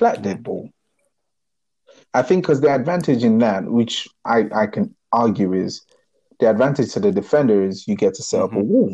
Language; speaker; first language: English; non-native, local second language; Yoruba